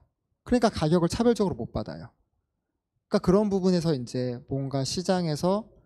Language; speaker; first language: Korean; native; Korean